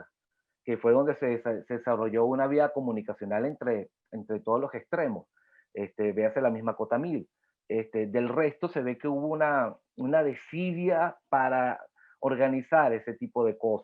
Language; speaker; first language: Spanish; native; Spanish